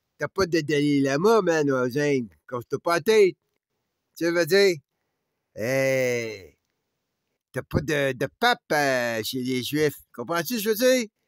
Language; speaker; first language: French; native; French